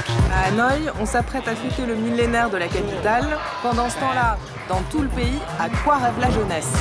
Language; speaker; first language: French; native; French